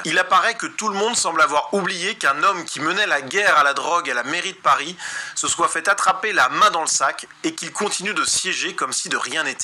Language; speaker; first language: French; native; French